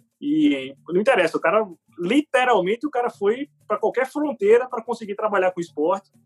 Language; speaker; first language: Portuguese; native; Portuguese